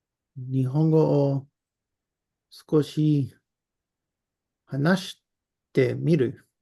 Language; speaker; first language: Japanese; non-native, learner; English